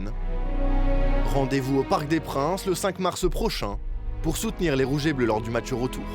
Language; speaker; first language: French; native; French